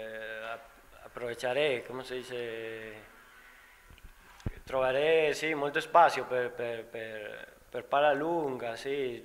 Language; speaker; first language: Italian; non-native, learner; Spanish